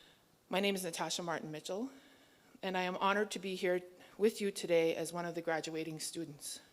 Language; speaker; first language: English; native; English